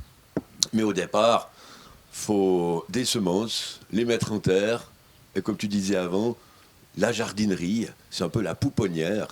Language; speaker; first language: French; native; French